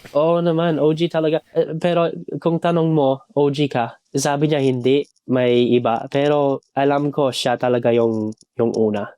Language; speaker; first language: Filipino; non-native, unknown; English